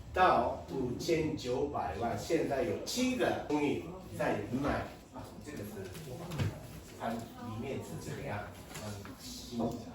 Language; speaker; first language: Chinese; non-native, fluent; Japanese